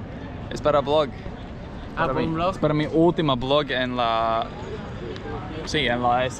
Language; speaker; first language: Spanish; non-native, learner; Latvian